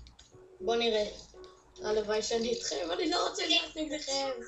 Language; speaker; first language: Hebrew; native; Hebrew